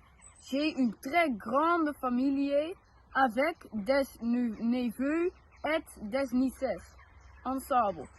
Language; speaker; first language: French; non-native, learner; Dutch